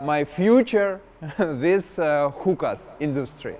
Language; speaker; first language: English; non-native, learner; Russian